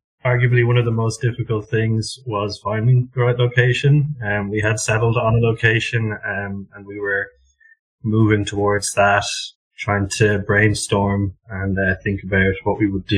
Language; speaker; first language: English; native; English